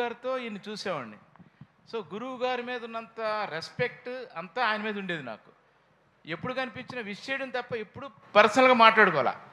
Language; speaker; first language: Telugu; native; Telugu